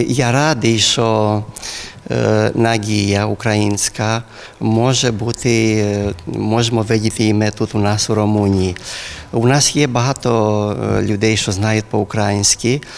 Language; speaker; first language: Ukrainian; early bilingual, heritage; Ukrainian